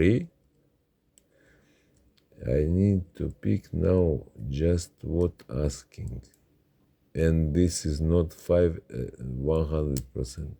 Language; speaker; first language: English; non-native, learner; Russian